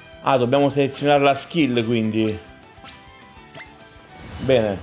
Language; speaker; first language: Italian; native; Italian